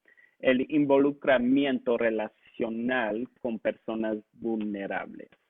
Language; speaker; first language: Spanish; non-native, local second language; English